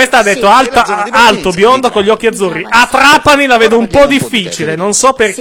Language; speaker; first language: Italian; native; Italian